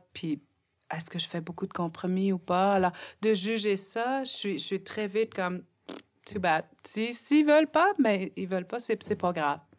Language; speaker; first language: French; non-native, local second language; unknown